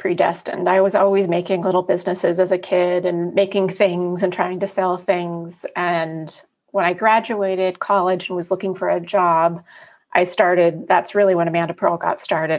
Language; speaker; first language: English; native; English